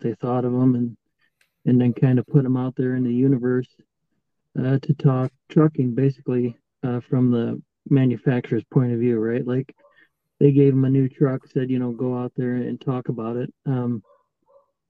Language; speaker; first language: English; native; English